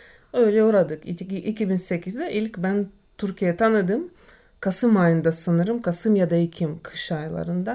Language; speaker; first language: Turkish; non-native, fluent; Russian